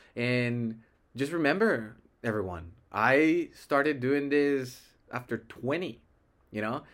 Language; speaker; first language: English; early bilingual, other home language; Spanish